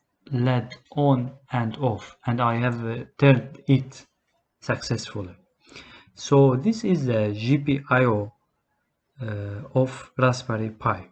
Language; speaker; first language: English; non-native, learner; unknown